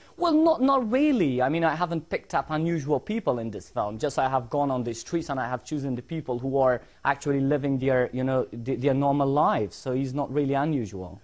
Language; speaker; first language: English; non-native, fluent; Persian